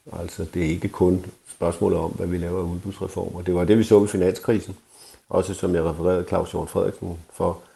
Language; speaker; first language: Danish; native; Danish